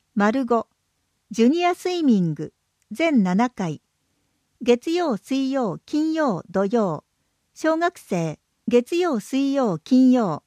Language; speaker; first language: Japanese; native; Japanese